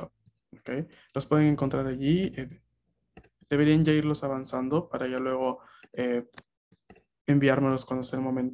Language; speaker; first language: Spanish; native; Spanish